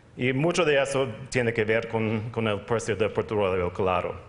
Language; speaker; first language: Spanish; non-native, fluent; English